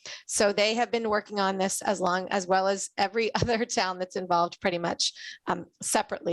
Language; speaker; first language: English; native; English